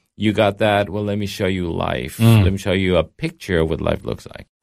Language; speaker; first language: English; early bilingual, heritage; Spanish